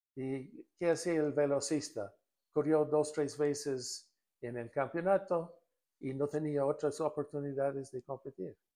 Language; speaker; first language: Spanish; non-native, fluent; English